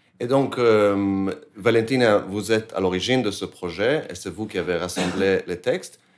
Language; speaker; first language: French; native; French